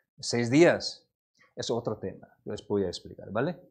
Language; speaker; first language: Spanish; non-native, learner; Korean